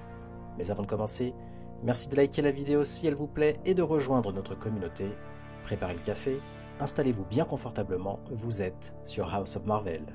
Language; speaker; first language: French; native; French